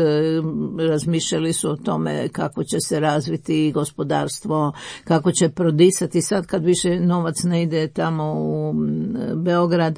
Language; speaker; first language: Croatian; native; Croatian